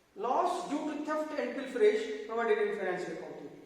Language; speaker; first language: English; non-native, local second language; Kannada